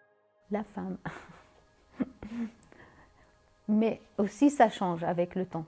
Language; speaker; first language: French; non-native, learner; Arabic